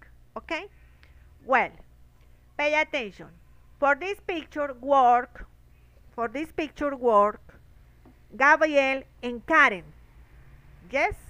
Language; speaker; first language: English; non-native, learner; Spanish